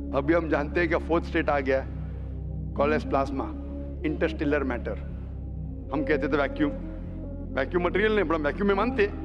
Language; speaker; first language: Hindi; non-native, local second language; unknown